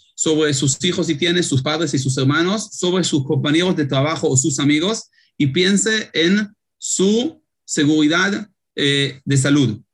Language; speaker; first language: Spanish; early bilingual, heritage; Hebrew